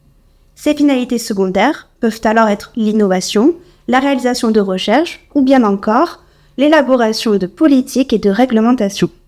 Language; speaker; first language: French; native; French